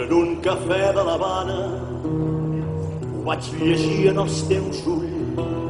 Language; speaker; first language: Catalan; native; Catalan